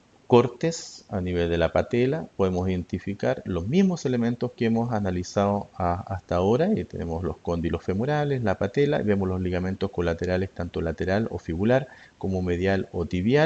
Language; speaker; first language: Spanish; native; Spanish